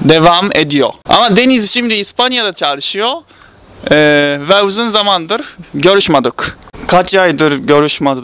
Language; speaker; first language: Turkish; non-native, learner; Japanese